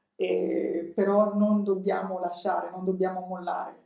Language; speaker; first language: Italian; native; Italian